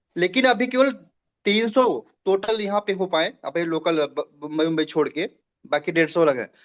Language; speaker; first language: Hindi; native; Hindi